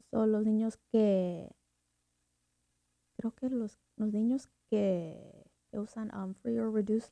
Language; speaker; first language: Spanish; early bilingual, heritage; Spanish